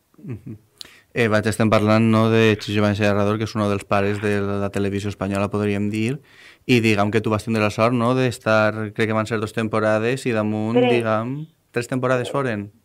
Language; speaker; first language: Catalan; native; Catalan